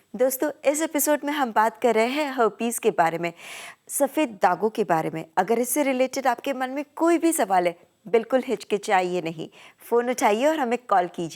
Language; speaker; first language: Hindi; native; Hindi